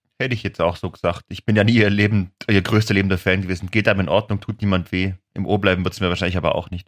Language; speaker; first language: German; native; German